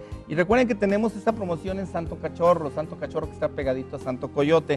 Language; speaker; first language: Spanish; native; Spanish